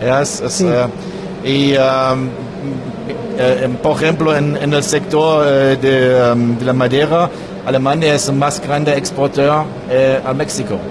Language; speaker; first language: Spanish; non-native, learner; German